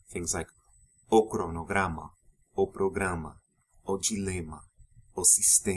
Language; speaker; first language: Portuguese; non-native, fluent; English